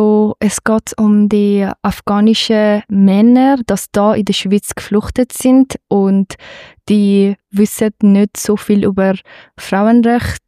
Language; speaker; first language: German; non-native, fluent; Persian